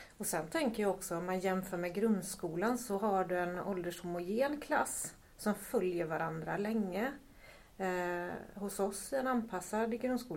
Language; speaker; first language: Swedish; native; Swedish